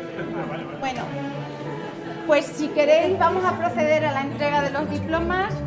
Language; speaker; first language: Spanish; native; Spanish